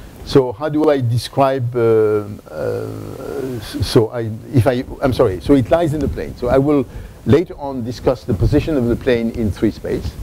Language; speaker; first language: English; non-native, fluent; French